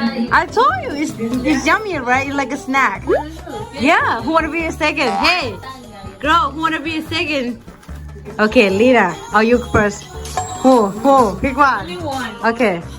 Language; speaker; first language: English; non-native, learner; Thai